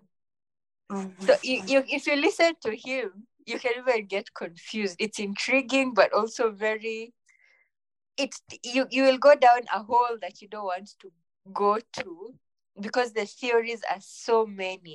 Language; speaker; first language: English; non-native, local second language; Swahili